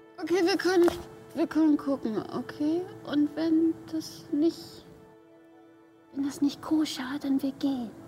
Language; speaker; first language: German; non-native, learner; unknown